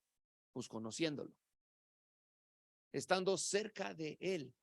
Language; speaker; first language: Spanish; native; Spanish